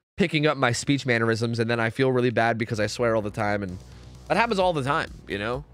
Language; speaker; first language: English; native; English